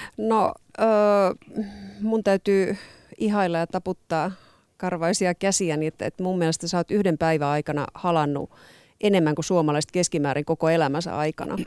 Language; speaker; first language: Finnish; native; Finnish